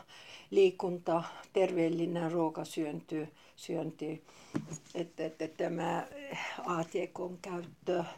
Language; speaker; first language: Finnish; non-native, fluent; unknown